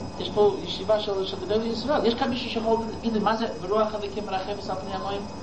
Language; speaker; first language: Hebrew; non-native, fluent; English